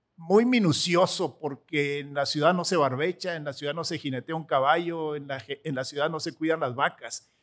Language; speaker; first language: Spanish; native; Spanish